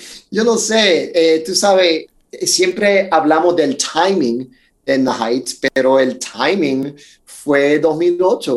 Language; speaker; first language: Spanish; early bilingual, heritage; Spanish